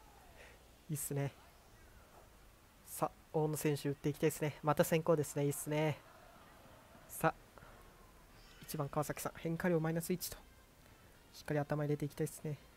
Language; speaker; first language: Japanese; native; Japanese